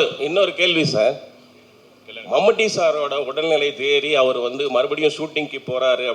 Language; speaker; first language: Tamil; native; Tamil